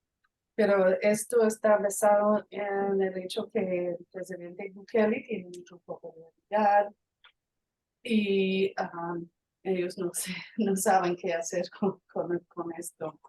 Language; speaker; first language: Spanish; non-native, fluent; English